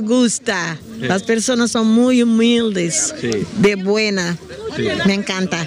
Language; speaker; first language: Spanish; non-native, learner; Portuguese